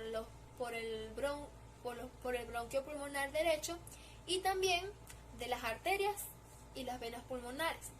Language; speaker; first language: Spanish; native; Spanish